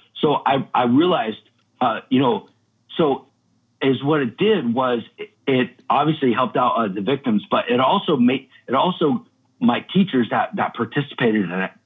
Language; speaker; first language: English; native; English